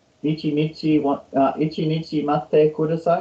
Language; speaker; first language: Japanese; non-native, learner; English